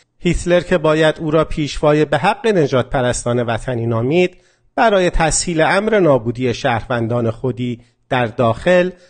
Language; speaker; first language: Persian; non-native, local second language; Azerbaijani